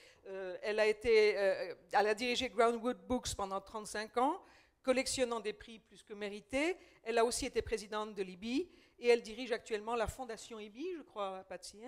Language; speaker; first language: French; native; French